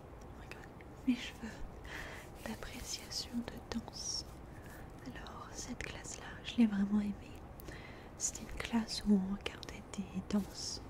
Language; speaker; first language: French; early bilingual, heritage; French